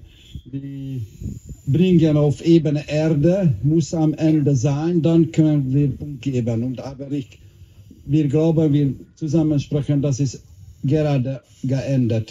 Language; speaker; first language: German; non-native, learner; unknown